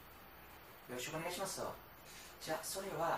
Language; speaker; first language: Japanese; non-native, learner; Nepali